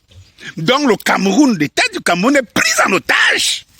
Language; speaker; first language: French; native; French